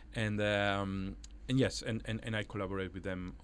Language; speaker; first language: English; non-native, fluent; Italian